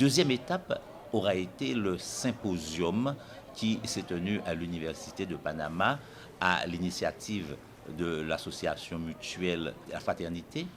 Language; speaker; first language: French; native; French